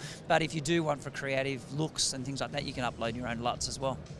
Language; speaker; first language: English; native; English